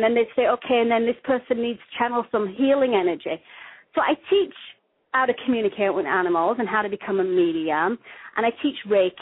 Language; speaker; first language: English; native; English